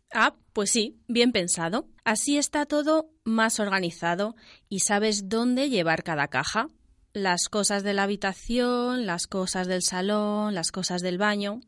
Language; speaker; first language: Spanish; native; Spanish